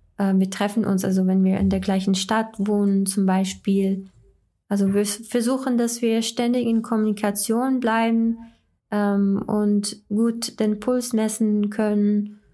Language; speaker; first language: German; non-native, fluent; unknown